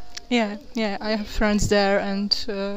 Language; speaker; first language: English; non-native, learner; Czech